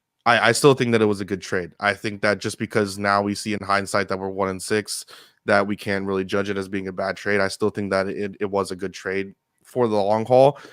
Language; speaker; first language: English; native; English